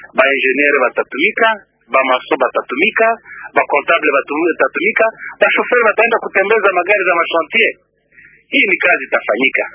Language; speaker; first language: Swahili; non-native, local second language; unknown